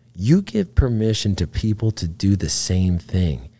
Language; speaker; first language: English; native; English